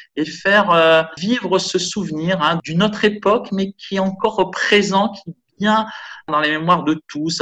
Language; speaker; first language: French; native; French